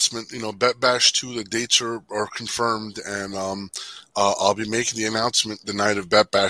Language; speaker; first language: English; native; English